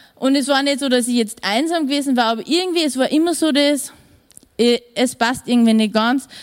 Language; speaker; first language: German; native; German